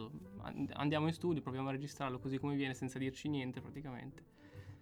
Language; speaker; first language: Italian; native; Italian